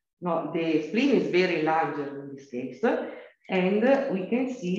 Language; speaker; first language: English; non-native, learner; Italian